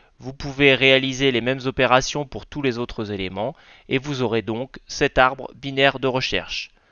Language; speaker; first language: French; native; French